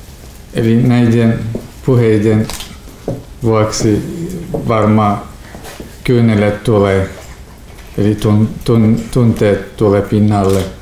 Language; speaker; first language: Finnish; non-native, fluent; Kurdish